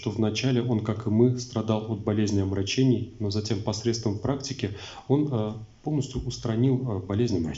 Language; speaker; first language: Russian; native; Russian